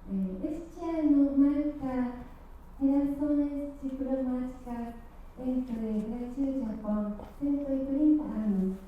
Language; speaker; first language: Portuguese; non-native, learner; Japanese